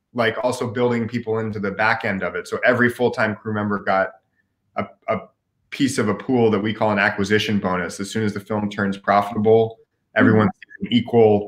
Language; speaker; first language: English; native; English